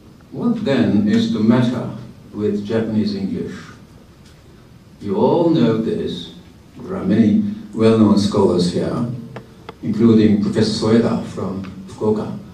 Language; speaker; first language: English; non-native, fluent; Korean